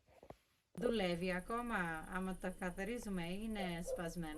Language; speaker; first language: Greek; early bilingual, heritage; English